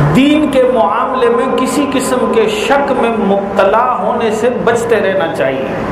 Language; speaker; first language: Urdu; native; Urdu